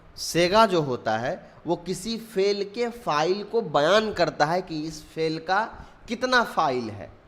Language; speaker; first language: Urdu; native; Urdu